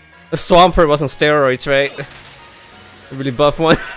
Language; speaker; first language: English; early bilingual, other home language; Spanish